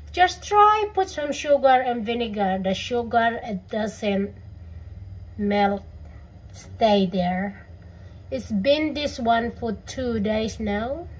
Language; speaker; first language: English; non-native, local second language; Filipino